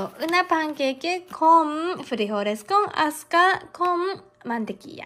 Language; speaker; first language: Spanish; non-native, learner; Japanese